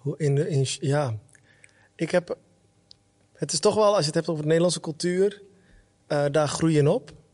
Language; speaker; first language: Dutch; early bilingual, other home language; Somali